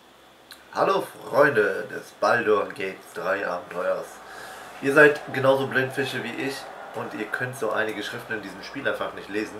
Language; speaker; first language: German; native; German